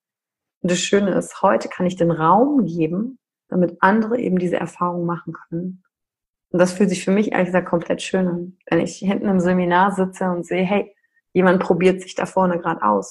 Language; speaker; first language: German; native; German